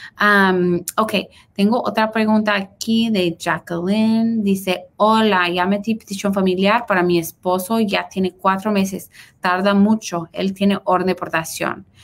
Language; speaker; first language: Spanish; early bilingual, heritage; Spanish